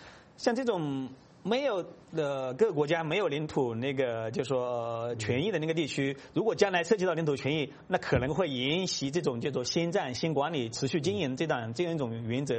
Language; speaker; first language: Chinese; native; Chinese